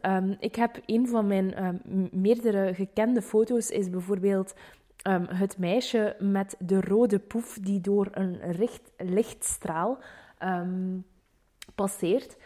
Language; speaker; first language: Dutch; native; Dutch